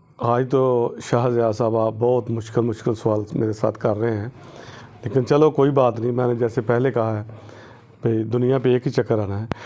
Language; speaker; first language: Urdu; non-native, local second language; Punjabi